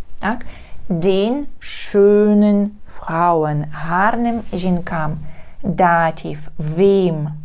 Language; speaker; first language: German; non-native, fluent; Ukrainian